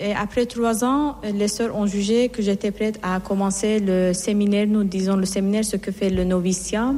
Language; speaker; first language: French; non-native, fluent; Assyrian Neo-Aramaic